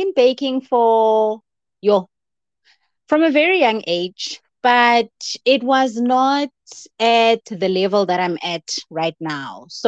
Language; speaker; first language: English; non-native, local second language; Zulu